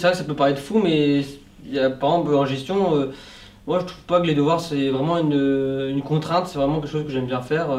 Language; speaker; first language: French; native; French